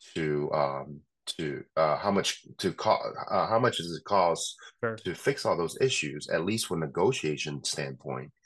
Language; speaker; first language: English; non-native, local second language; Cantonese